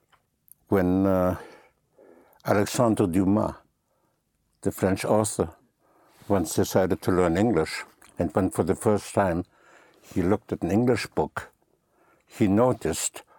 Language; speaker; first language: English; non-native, fluent; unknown